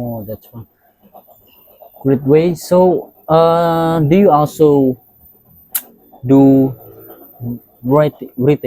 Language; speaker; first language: English; non-native, learner; Indonesian